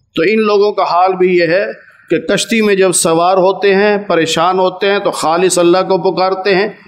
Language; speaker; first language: Urdu; non-native, local second language; Punjabi